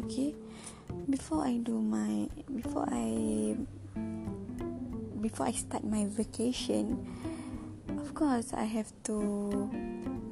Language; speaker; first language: English; non-native, local second language; Malay